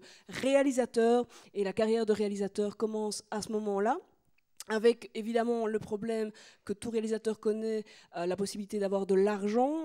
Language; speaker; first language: French; native; French